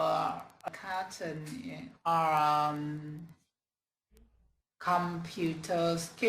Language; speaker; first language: English; non-native, learner; Vietnamese